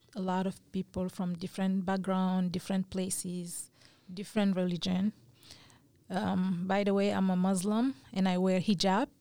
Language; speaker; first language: English; non-native, fluent; French